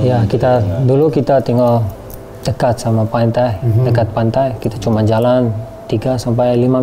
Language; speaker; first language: Indonesian; non-native, learner; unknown